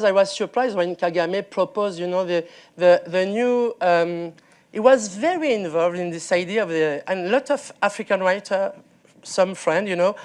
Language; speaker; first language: English; non-native, learner; French